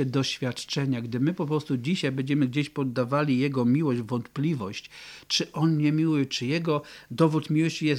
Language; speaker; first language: Polish; native; Polish